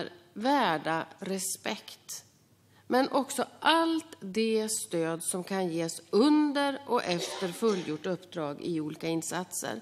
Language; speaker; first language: Swedish; native; Swedish